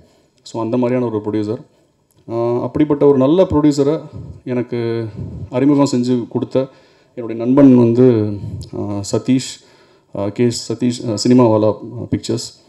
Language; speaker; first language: Tamil; native; Tamil